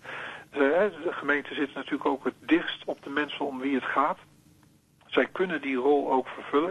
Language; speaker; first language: Dutch; native; Dutch